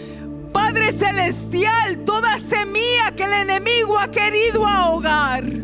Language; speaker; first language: Spanish; native; Spanish